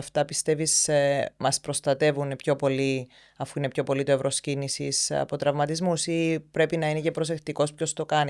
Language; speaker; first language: Greek; native; Greek